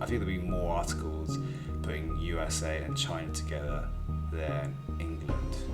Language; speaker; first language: English; native; English